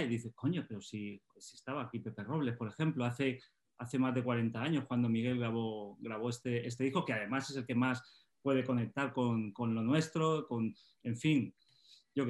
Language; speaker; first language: Spanish; native; Spanish